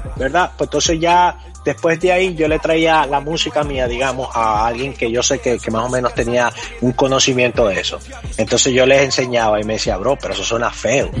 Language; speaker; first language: Spanish; early bilingual, heritage; Spanish